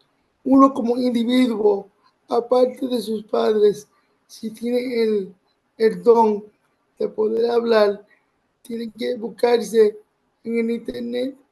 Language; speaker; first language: Spanish; early bilingual, other home language; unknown